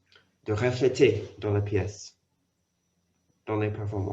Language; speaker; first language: French; non-native, fluent; English